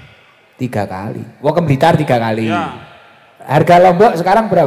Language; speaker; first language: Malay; non-native, local second language; Javanese